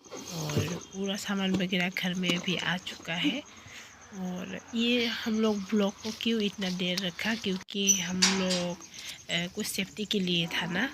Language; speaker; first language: Hindi; non-native, local second language; Assamese